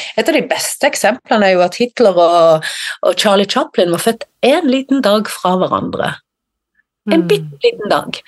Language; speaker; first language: Norwegian; native; Norwegian